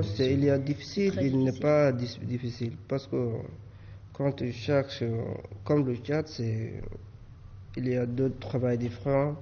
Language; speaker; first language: French; non-native, learner; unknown